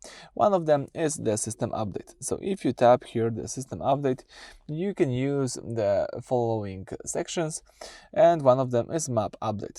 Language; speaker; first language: English; non-native, fluent; Polish